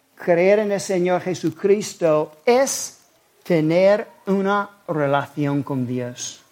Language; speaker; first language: Spanish; non-native, fluent; English